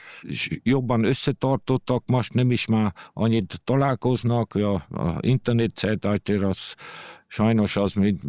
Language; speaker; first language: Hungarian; early bilingual, heritage; Hungarian